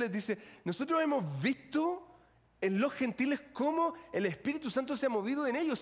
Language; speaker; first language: Spanish; native; Spanish